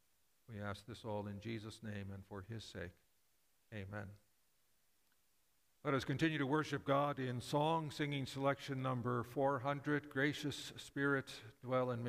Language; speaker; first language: English; native; English